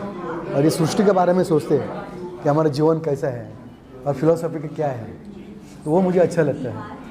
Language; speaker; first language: Hindi; non-native, local second language; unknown